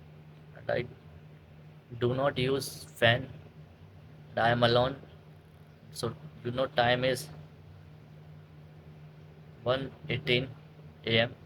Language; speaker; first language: English; non-native, learner; Hindi